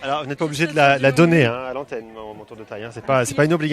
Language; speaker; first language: French; native; French